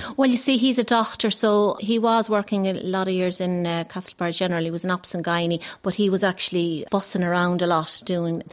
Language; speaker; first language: English; non-native, local second language; Irish